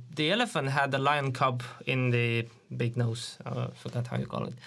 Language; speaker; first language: English; non-native, fluent; Romanian